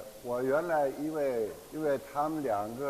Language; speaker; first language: Chinese; non-native, fluent; German